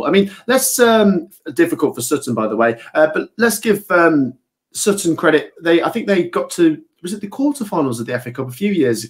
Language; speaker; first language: English; native; English